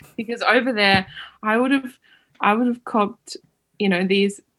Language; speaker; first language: English; early bilingual, other home language; Uyghur